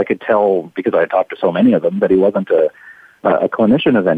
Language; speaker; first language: English; native; English